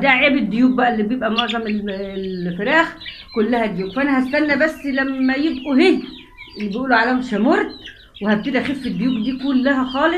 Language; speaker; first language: Arabic; native; Arabic